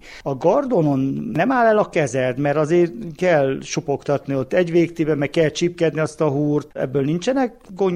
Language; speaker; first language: Hungarian; native; Hungarian